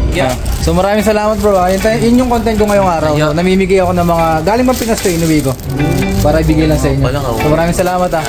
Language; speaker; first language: Filipino; native; Filipino